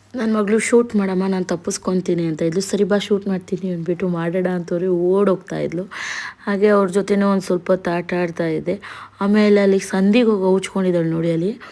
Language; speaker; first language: Kannada; native; Kannada